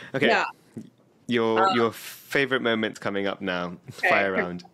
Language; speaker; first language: English; native; English